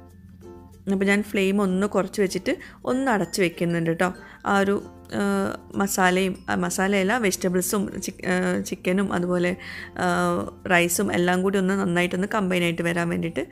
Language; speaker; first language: Malayalam; native; Malayalam